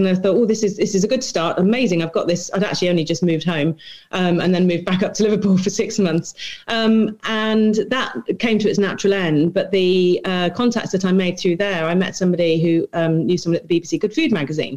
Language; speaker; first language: English; native; English